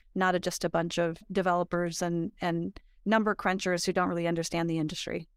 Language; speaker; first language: English; native; English